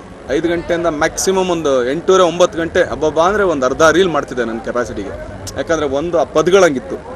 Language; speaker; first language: Kannada; native; Kannada